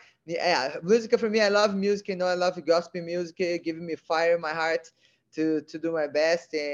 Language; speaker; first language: English; non-native, learner; Portuguese